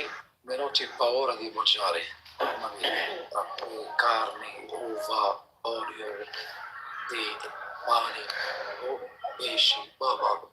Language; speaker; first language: Italian; non-native, learner; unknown